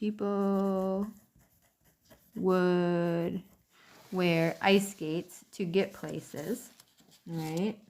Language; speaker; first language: English; native; English